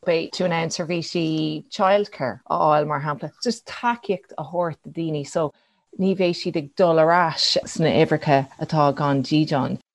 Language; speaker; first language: Irish; non-native, local second language; English